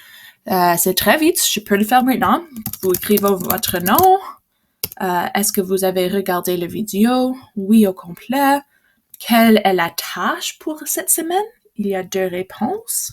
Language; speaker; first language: French; non-native, local second language; English